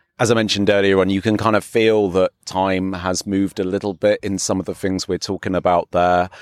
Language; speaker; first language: English; native; English